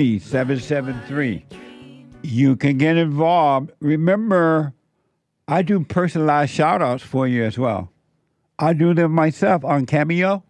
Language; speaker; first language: English; native; English